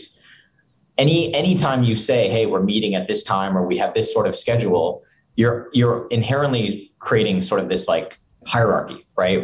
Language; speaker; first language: English; native; English